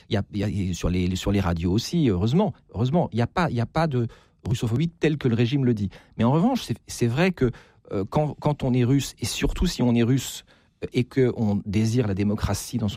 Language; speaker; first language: French; native; French